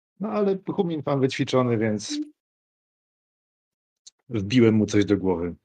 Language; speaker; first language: Polish; native; Polish